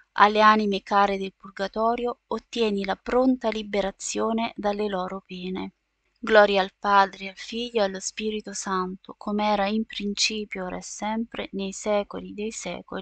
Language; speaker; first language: Italian; native; Italian